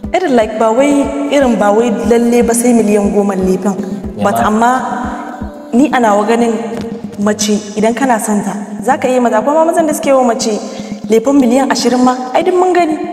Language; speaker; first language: Hausa; non-native, local second language; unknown